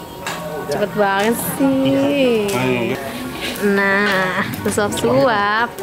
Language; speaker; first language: Indonesian; native; Indonesian